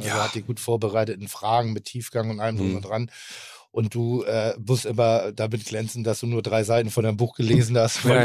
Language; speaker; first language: German; native; German